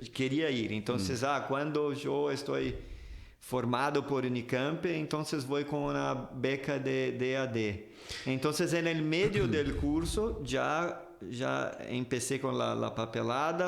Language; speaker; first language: Spanish; non-native, fluent; Portuguese